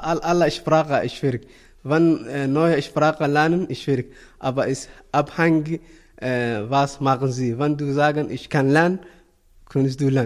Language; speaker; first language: German; non-native, learner; Somali